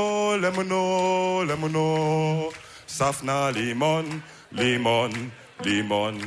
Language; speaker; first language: German; early bilingual, other home language; Wolof